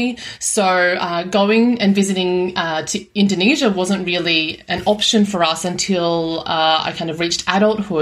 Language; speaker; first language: English; native; English